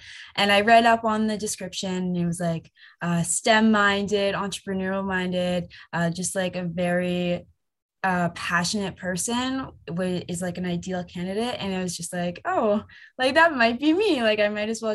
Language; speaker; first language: English; native; English